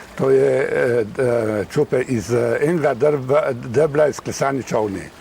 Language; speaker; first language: Slovenian; native; Slovenian